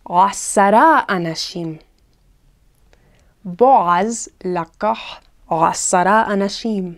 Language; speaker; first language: Hebrew; non-native, fluent; English